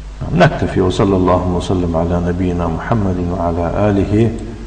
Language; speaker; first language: Arabic; non-native, fluent; Tajik